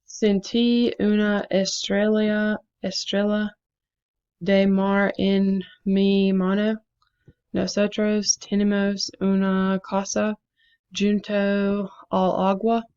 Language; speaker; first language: Spanish; non-native, learner; English